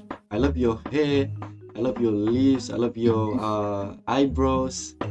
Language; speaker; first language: English; non-native, fluent; Indonesian